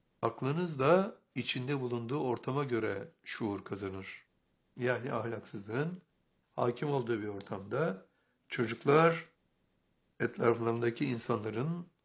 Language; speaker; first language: Turkish; native; Turkish